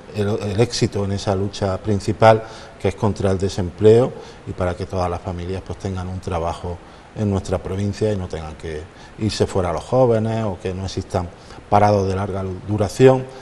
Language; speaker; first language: Spanish; native; Spanish